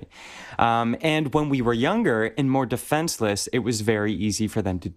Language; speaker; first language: English; native; English